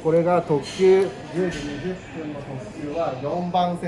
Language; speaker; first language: Japanese; native; Japanese